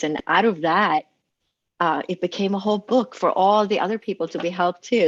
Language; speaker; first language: English; native; English